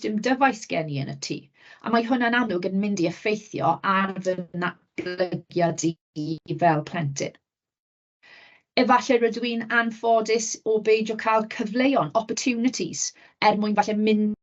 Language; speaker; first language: Welsh; native; Welsh